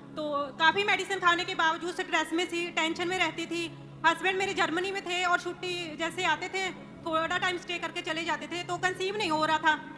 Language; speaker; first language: Hindi; non-native, local second language; Punjabi